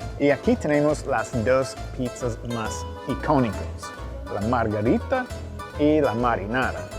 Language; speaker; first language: Spanish; non-native, fluent; English